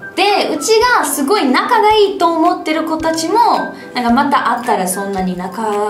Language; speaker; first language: Japanese; non-native, fluent; English